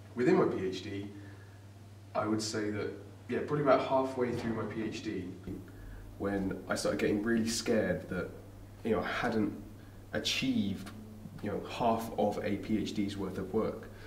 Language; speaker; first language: English; native; English